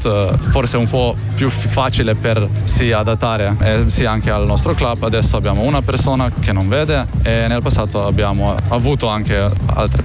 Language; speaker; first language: Italian; non-native, local second language; Slovenian